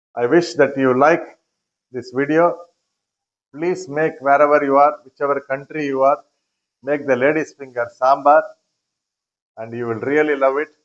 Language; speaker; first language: English; non-native, local second language; Tamil